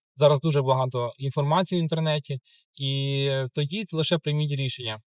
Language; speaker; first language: Ukrainian; native; Ukrainian